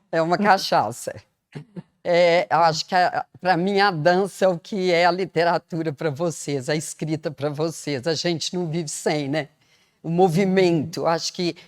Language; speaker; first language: Portuguese; native; Portuguese